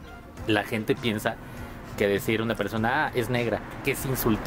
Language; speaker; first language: Spanish; native; Spanish